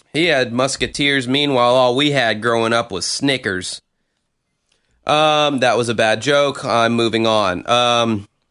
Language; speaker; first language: English; native; English